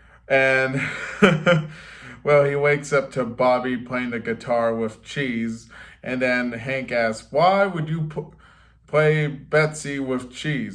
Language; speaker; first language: English; native; English